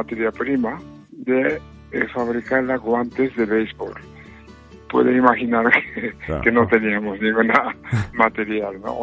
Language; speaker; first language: Spanish; non-native, fluent; Japanese